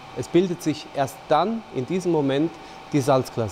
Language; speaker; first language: German; native; German